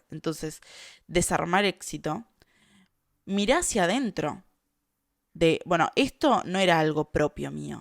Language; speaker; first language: Spanish; native; Spanish